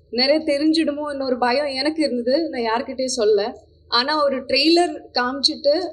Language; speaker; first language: Tamil; non-native, fluent; Malayalam